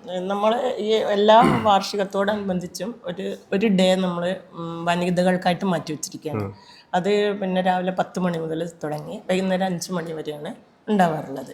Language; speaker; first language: Malayalam; native; Malayalam